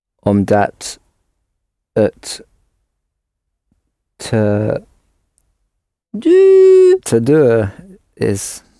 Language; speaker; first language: Dutch; non-native, learner; English